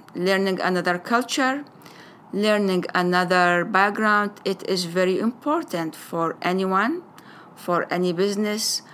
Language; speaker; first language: English; non-native, fluent; Arabic